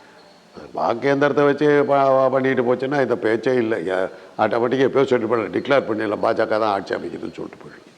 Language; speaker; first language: Tamil; native; Tamil